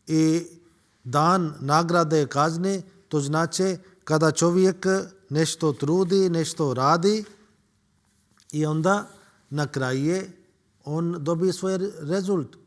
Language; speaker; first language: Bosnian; non-native, learner; Urdu